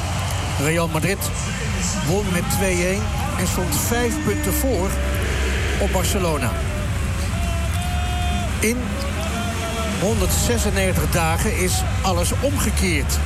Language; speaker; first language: Dutch; native; Dutch